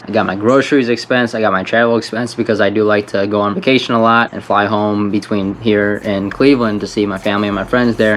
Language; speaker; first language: English; native; English